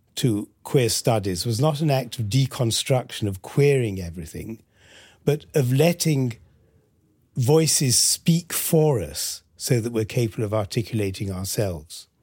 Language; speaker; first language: English; early bilingual, other home language; French